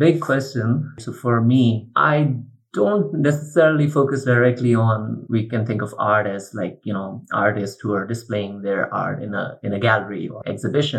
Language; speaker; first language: English; non-native, local second language; Urdu